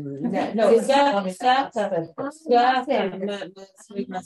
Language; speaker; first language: Spanish; non-native, learner; English